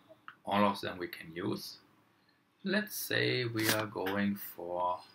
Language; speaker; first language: English; non-native, fluent; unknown